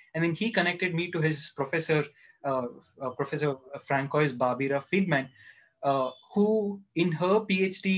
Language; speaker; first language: English; non-native, local second language; Kannada